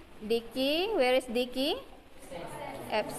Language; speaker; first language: English; non-native, fluent; Indonesian